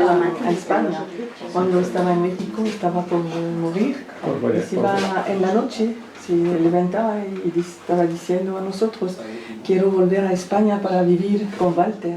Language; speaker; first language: Spanish; non-native, learner; French